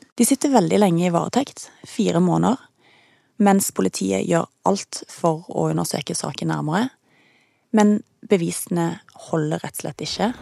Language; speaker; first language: Norwegian; native; Norwegian